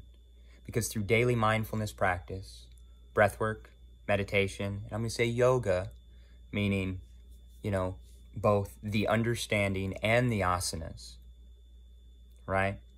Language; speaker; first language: English; native; English